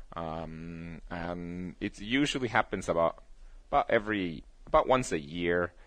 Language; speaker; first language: English; early bilingual, other home language; Spanish